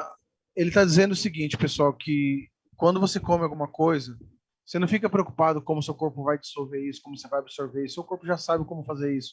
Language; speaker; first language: Portuguese; native; Portuguese